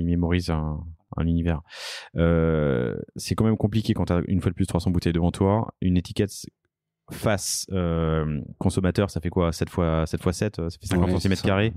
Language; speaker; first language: French; native; French